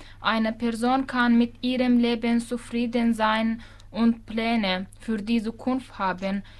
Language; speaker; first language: German; non-native, fluent; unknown